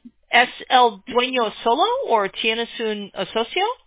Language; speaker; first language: Spanish; non-native, learner; English